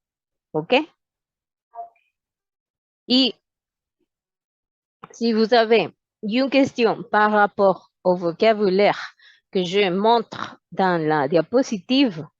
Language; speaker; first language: French; non-native, fluent; Spanish